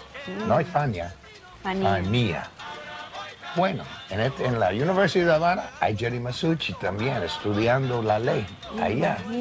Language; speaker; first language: Spanish; non-native, learner; English